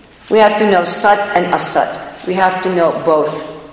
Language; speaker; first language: English; native; English